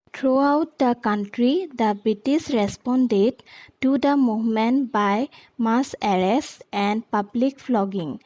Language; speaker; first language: English; non-native, local second language; Assamese